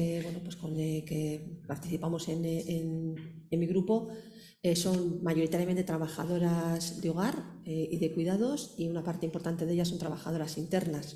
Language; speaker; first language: Spanish; native; Spanish